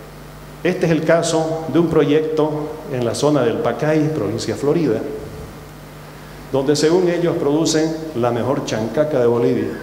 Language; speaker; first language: Spanish; native; Spanish